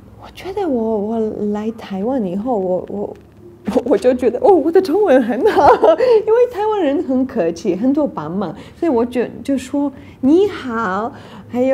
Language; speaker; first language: Chinese; non-native, fluent; Polish